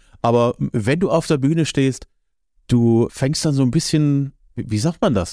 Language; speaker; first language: German; native; German